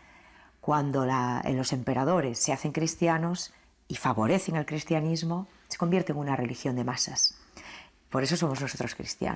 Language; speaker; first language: Spanish; native; Spanish